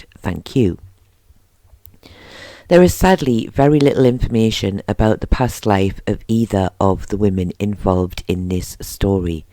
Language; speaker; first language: English; native; English